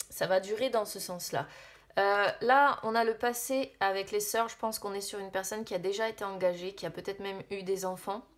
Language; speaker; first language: French; native; French